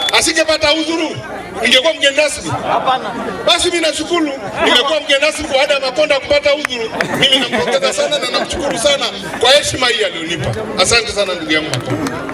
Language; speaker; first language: Swahili; non-native, local second language; Masai